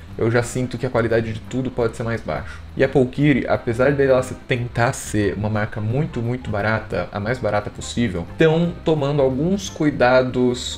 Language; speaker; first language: Portuguese; native; Portuguese